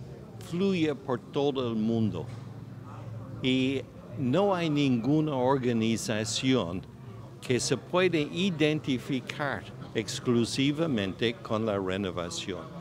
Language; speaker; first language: Spanish; non-native, fluent; English